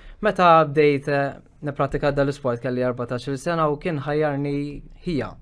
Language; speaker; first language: Maltese; native; Maltese